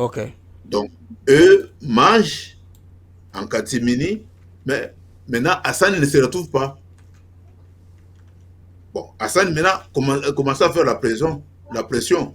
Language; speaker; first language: French; non-native, local second language; Lingala